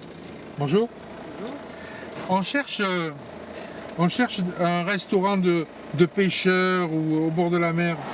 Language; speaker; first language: French; native; French